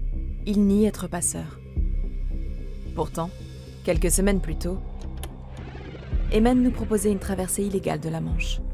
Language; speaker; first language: French; native; French